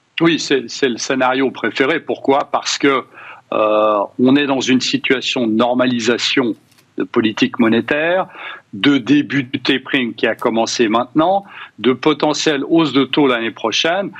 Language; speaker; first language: French; native; French